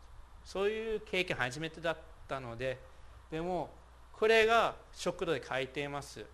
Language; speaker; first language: Japanese; non-native, fluent; English